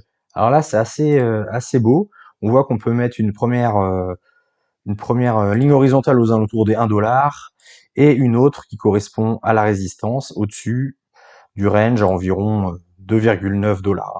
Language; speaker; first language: French; native; French